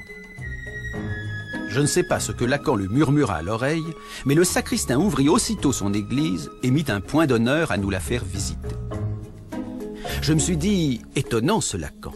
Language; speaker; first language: French; native; French